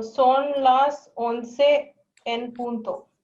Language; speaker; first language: Spanish; non-native, learner; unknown